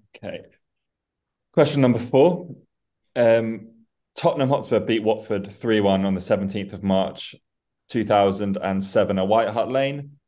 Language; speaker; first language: English; early bilingual, other home language; Persian